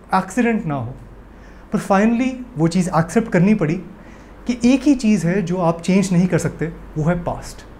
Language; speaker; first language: Hindi; native; Hindi